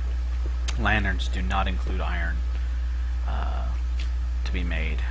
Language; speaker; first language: English; native; English